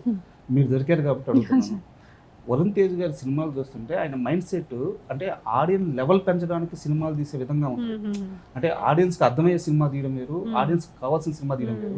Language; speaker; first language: Telugu; native; Telugu